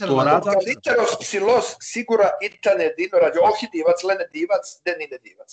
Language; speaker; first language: Greek; non-native, learner; Serbian